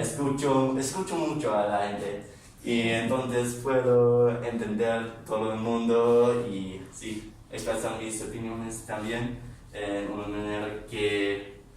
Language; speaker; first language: Spanish; non-native, learner; English